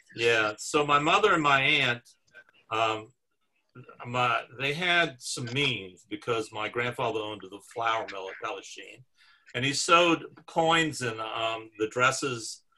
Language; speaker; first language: English; native; English